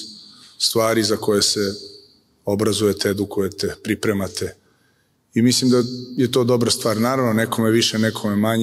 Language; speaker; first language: Serbian; native; Serbian